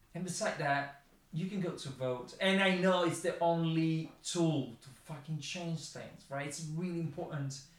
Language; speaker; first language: English; non-native, fluent; Italian